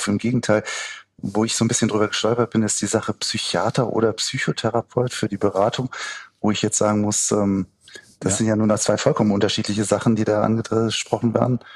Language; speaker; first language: German; native; German